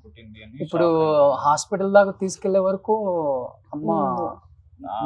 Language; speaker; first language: Telugu; native; Telugu